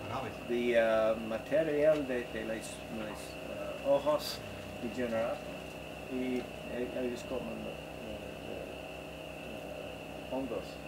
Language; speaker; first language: Spanish; non-native, learner; English